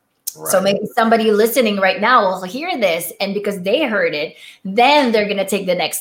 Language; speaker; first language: English; non-native, local second language; Filipino